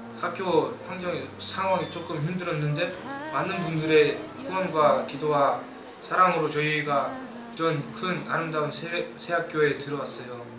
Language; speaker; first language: Korean; early bilingual, other home language; Mongolian